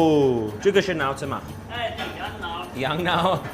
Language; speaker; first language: Chinese; non-native, learner; English